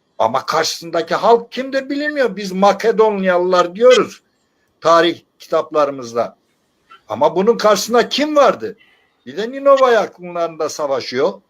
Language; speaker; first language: Turkish; non-native, local second language; Zaza